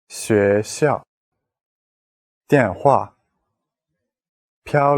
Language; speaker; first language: Chinese; non-native, learner; English